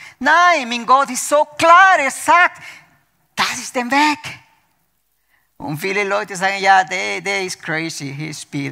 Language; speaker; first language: German; non-native, fluent; Spanish